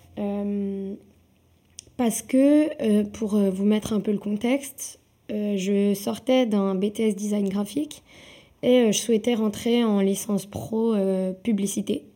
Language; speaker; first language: French; native; French